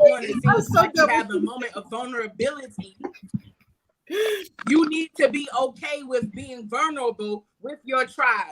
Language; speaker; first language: English; native; English